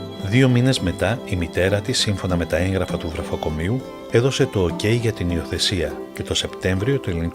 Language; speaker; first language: Greek; native; Greek